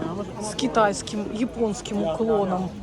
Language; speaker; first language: Russian; native; Russian